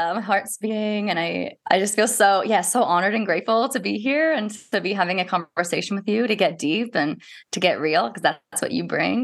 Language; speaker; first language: English; native; English